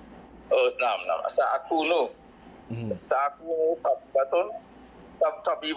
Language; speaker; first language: Arabic; non-native, learner; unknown